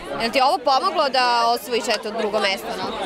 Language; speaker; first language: Serbian; native; Serbian